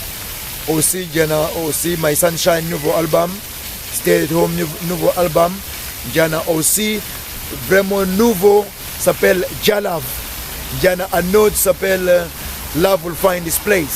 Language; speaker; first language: French; non-native, learner; English